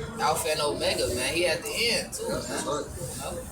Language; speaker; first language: English; native; English